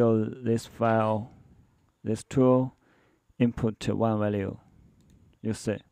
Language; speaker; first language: English; non-native, learner; Chinese